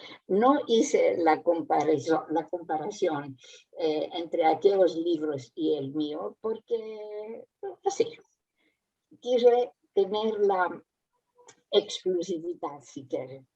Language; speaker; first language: Spanish; early bilingual, heritage; Spanish